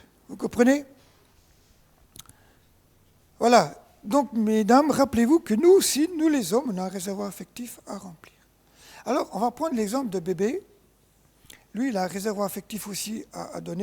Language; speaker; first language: French; native; French